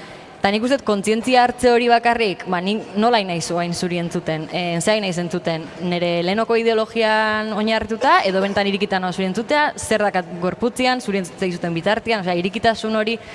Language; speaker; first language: Basque; native; Basque